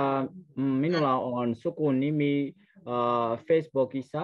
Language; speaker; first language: Finnish; non-native, learner; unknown